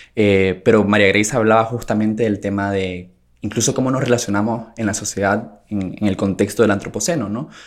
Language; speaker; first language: Spanish; native; Spanish